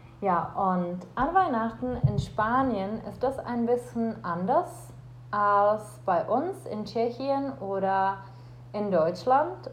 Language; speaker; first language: German; non-native, fluent; Czech